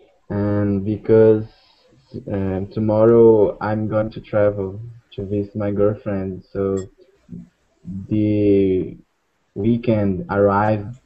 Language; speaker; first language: English; non-native, learner; Portuguese